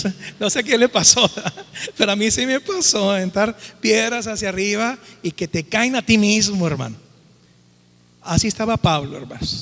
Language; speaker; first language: Spanish; native; Spanish